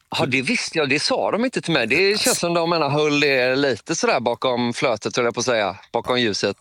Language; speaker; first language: Swedish; native; Swedish